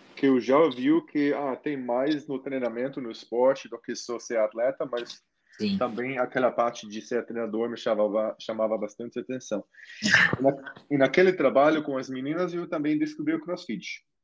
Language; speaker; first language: Portuguese; non-native, fluent; German